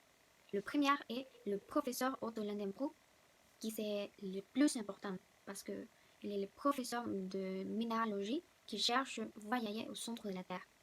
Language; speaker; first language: French; non-native, learner; Spanish